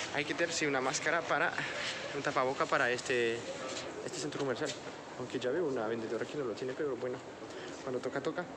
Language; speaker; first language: Spanish; non-native, fluent; French